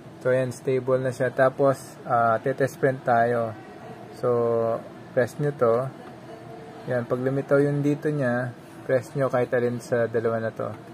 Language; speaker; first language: Filipino; non-native, local second language; Pampanga